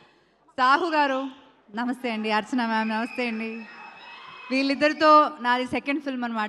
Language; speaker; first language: Telugu; non-native, local second language; Malayalam